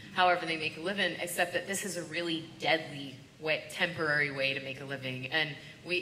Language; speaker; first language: English; native; English